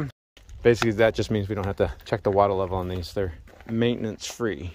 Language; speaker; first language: English; native; English